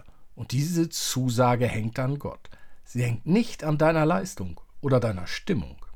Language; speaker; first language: German; native; German